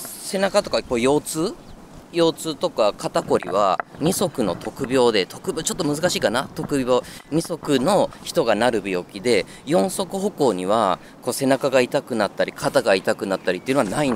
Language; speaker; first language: Japanese; native; Japanese